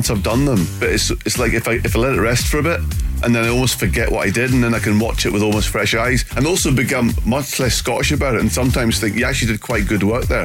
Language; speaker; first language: English; native; English